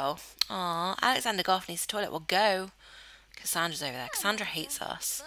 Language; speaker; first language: English; native; English